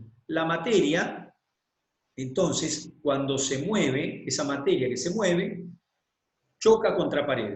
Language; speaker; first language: Spanish; native; Spanish